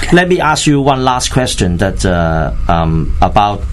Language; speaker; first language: English; non-native, local second language; Cantonese